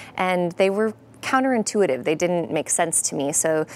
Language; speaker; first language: English; native; English